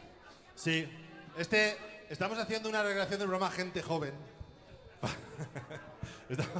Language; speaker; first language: Spanish; native; Spanish